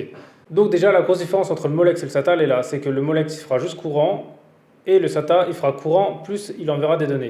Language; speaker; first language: French; native; French